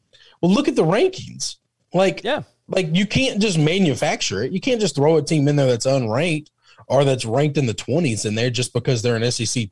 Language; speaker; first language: English; native; English